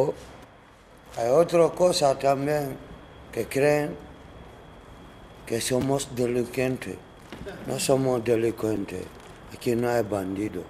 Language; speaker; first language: Spanish; non-native, learner; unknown